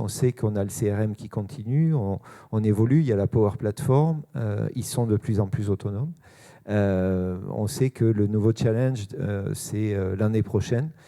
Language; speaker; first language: French; native; French